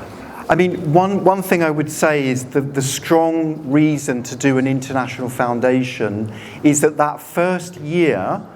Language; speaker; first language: English; non-native, fluent; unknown